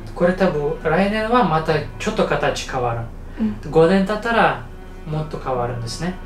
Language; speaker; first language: Japanese; non-native, fluent; Russian